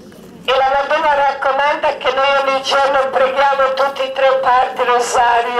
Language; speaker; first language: Italian; non-native, learner; Croatian